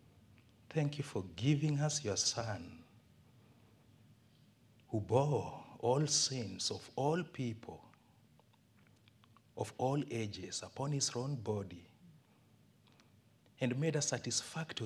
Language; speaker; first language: English; non-native, local second language; Luo (Kenya and Tanzania)